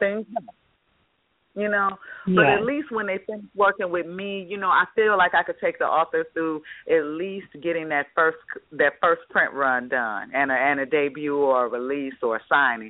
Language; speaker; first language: English; native; English